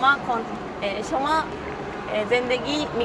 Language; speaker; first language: Persian; non-native, learner; Japanese